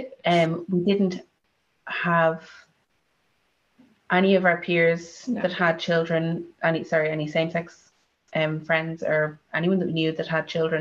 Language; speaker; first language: English; native; English